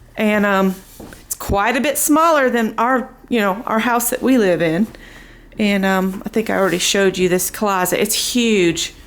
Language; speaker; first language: English; native; English